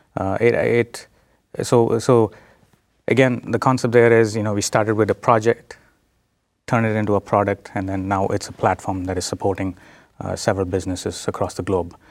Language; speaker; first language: English; non-native, local second language; Telugu